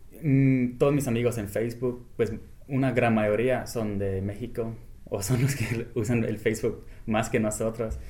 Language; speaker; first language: Spanish; non-native, fluent; English